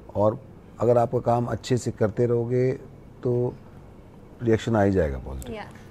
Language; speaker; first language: Hindi; native; Hindi